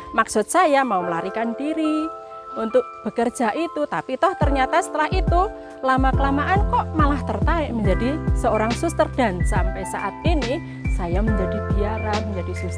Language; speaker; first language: Indonesian; non-native, local second language; Javanese